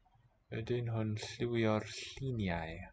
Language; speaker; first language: Welsh; non-native, learner; English